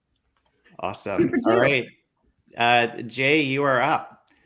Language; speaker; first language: English; native; English